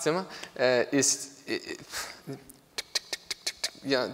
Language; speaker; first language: German; non-native, learner; English